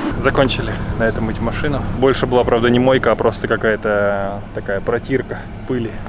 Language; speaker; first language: Russian; native; Russian